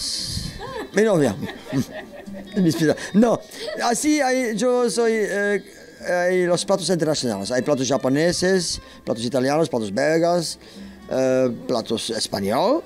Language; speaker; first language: Spanish; non-native, learner; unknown